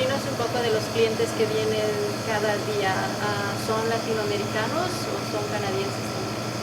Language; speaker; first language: Spanish; non-native, fluent; Portuguese